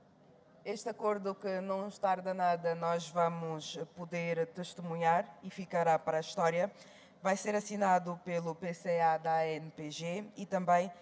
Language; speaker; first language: Portuguese; native; Portuguese